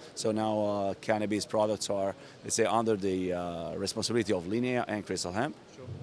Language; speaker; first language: English; non-native, fluent; Italian